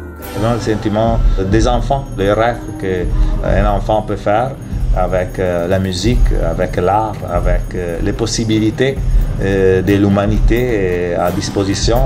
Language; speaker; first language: French; non-native, fluent; Italian